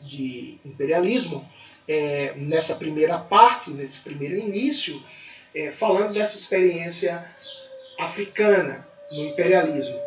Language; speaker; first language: Portuguese; native; Portuguese